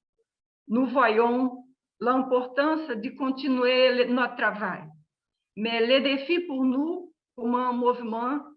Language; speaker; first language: French; non-native, learner; Portuguese